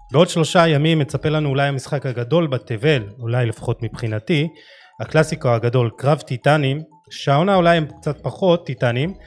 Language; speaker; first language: Hebrew; native; Hebrew